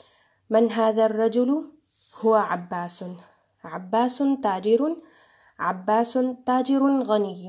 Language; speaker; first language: Arabic; non-native, fluent; Urdu